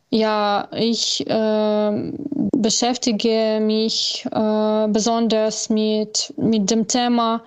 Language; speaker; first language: German; non-native, learner; Ukrainian